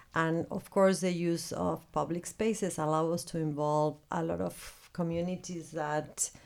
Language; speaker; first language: English; non-native, fluent; Spanish